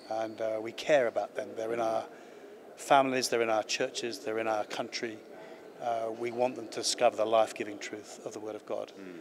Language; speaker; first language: English; native; English